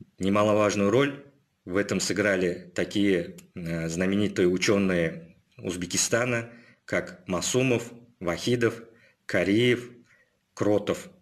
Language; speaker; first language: Russian; non-native, local second language; Uzbek